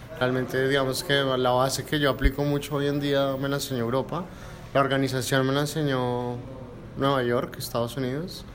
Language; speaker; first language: Spanish; native; Spanish